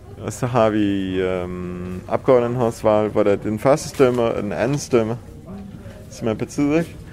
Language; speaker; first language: Danish; early bilingual, heritage; Danish